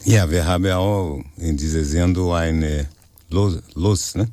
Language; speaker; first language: German; non-native, fluent; Portuguese